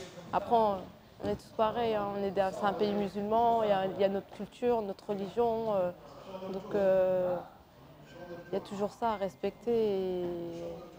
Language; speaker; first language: French; early bilingual, other home language; Arabic